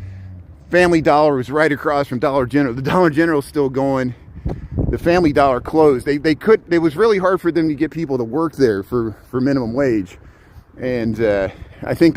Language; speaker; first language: English; native; English